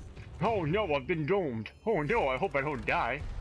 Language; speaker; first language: English; native; English